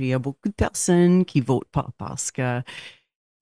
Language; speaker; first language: French; non-native, local second language; English